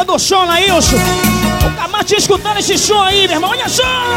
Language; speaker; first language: Portuguese; native; Portuguese